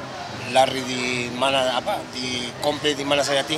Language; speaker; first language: Indonesian; non-native, fluent; Spanish